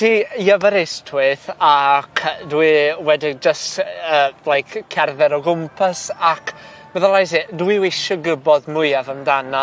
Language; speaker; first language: Welsh; non-native, learner; Portuguese